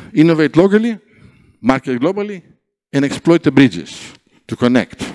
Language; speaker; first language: English; non-native, fluent; Greek